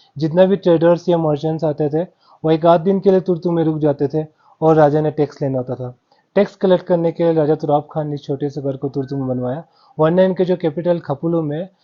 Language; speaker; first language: Hindi; non-native, local second language; Balti